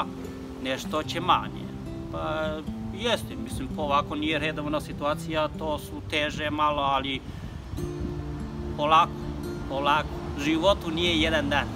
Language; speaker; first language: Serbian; non-native, learner; Chinese